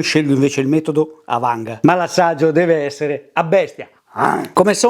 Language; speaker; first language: Italian; native; Italian